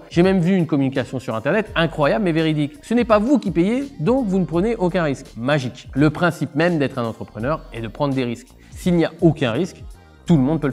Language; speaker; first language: French; native; French